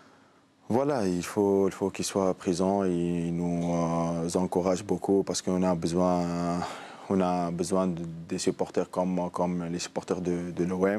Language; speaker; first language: French; non-native, local second language; Arabic